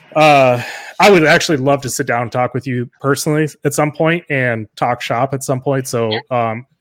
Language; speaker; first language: English; native; English